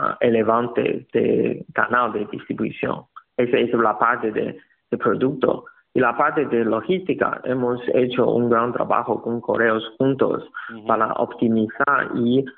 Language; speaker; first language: Spanish; non-native, learner; Chinese